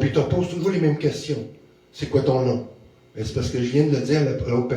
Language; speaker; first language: French; native; French